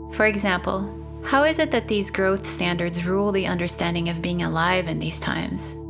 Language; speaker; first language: English; non-native, fluent; Portuguese